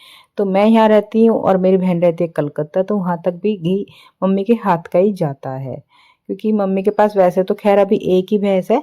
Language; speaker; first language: Hindi; native; Hindi